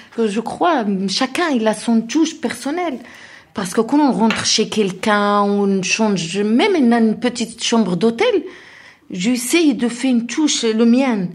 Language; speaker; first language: French; non-native, learner; Arabic